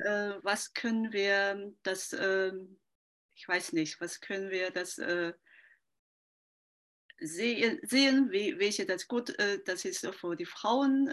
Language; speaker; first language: German; non-native, learner; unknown